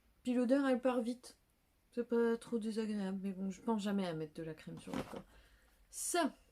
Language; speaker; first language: French; native; French